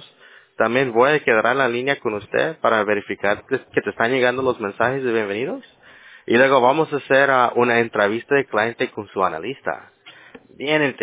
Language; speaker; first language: Spanish; early bilingual, heritage; Spanish